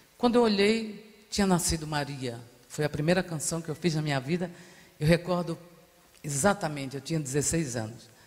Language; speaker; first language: Portuguese; native; Portuguese